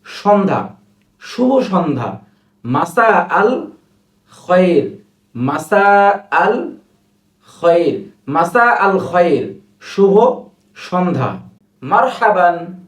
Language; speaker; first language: Arabic; non-native, learner; Bangla